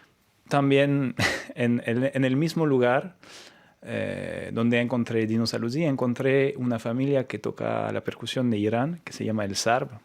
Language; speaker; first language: Spanish; non-native, fluent; French